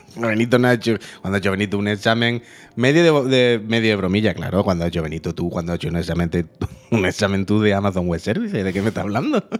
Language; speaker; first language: Spanish; native; Spanish